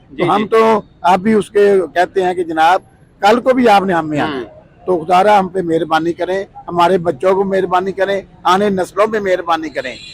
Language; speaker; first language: Urdu; non-native, local second language; Punjabi